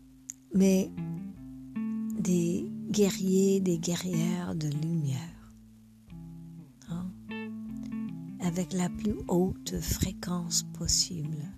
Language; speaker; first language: French; non-native, fluent; English